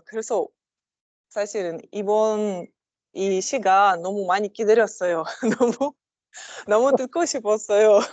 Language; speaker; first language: Korean; non-native, learner; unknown